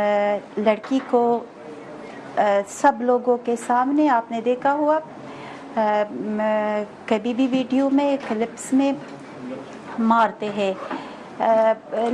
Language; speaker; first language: Hindi; non-native, learner; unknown